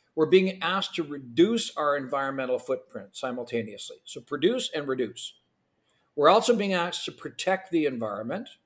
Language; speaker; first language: English; non-native, fluent; Ukrainian